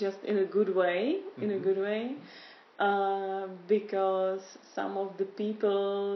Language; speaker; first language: English; non-native, fluent; Czech